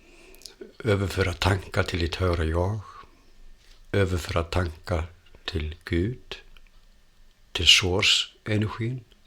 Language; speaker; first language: Swedish; non-native, fluent; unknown